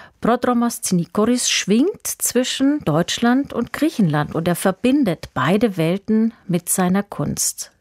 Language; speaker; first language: German; native; German